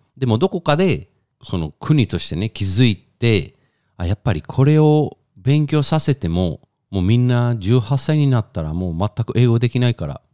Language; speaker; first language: Japanese; non-native, fluent; Spanish